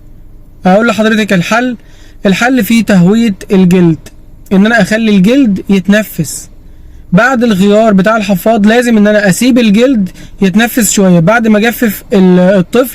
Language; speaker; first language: Arabic; native; Arabic